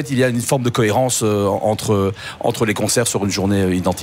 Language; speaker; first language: French; native; French